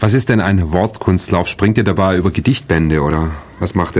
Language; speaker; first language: German; native; German